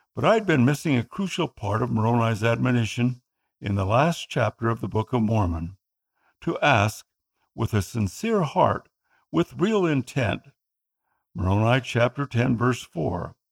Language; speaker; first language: English; non-native, local second language; Filipino